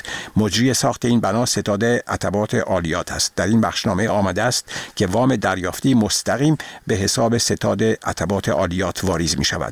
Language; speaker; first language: Persian; native; Persian